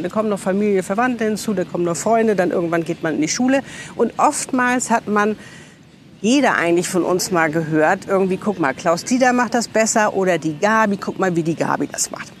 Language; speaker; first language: German; native; German